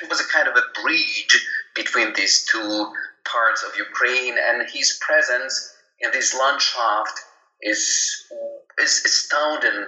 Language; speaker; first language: English; non-native, fluent; Ukrainian